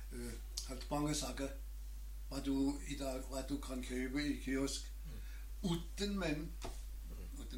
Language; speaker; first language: Norwegian; non-native, learner; German